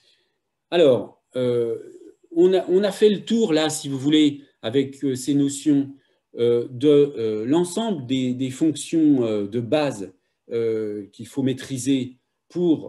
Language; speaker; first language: French; native; French